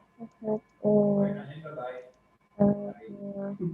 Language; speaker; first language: English; non-native, learner; Indonesian